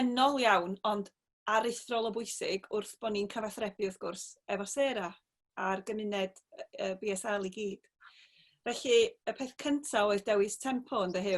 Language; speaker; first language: Welsh; native; Welsh